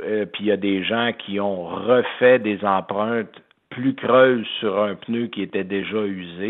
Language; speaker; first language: French; native; French